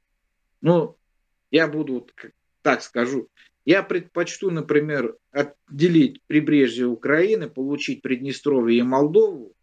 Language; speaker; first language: Russian; native; Russian